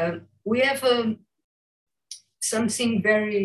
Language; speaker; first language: English; non-native, learner; Portuguese